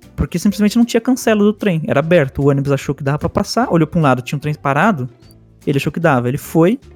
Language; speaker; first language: Portuguese; early bilingual, other home language; Spanish